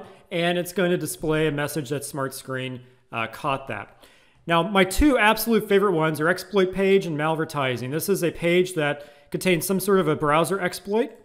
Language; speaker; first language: English; native; English